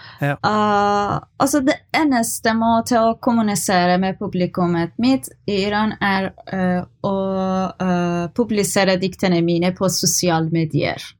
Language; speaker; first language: Norwegian; non-native, learner; Persian